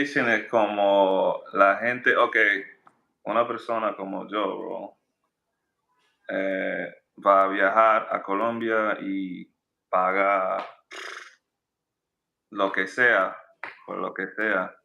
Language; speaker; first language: Spanish; non-native, learner; English